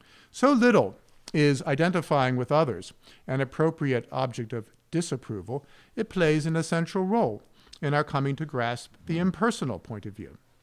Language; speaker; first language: English; native; English